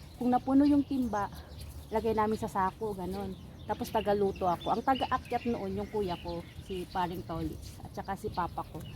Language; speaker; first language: Filipino; non-native, local second language; Iloko